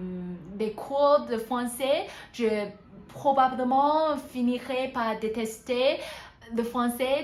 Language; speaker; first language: French; non-native, fluent; Hakka Chinese